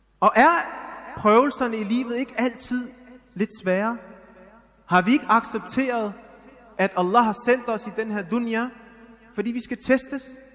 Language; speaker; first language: Danish; early bilingual, other home language; Arabic